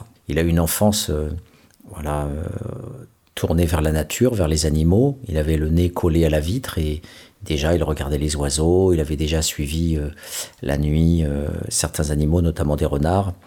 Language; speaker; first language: French; native; French